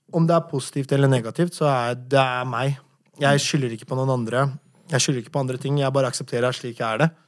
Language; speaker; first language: Norwegian; native; Norwegian